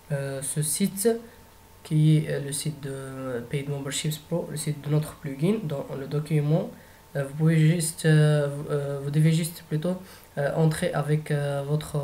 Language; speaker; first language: French; non-native, fluent; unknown